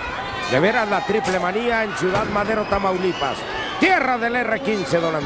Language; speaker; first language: Spanish; native; Spanish